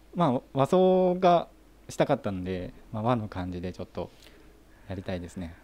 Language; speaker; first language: Japanese; native; Japanese